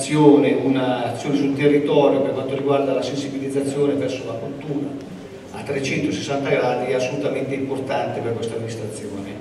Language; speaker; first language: Italian; native; Italian